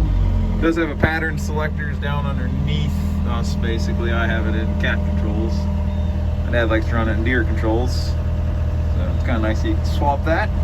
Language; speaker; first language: English; native; English